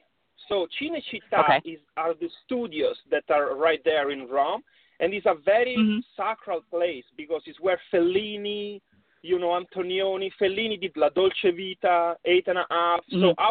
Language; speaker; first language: English; non-native, fluent; Italian